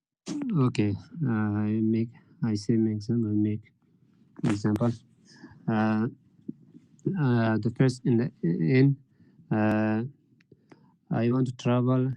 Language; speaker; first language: English; non-native, learner; Persian